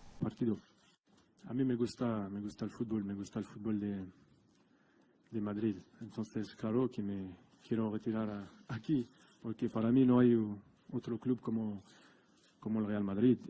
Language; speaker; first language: Spanish; non-native, fluent; French